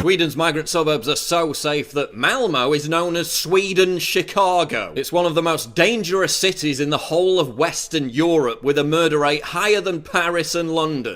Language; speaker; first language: English; native; English